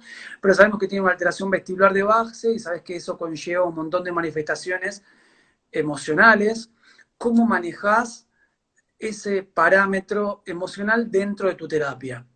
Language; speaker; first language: Spanish; native; Spanish